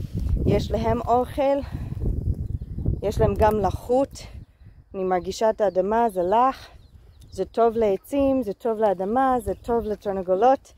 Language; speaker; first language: Hebrew; non-native, fluent; English